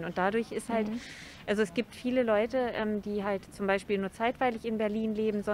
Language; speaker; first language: German; native; German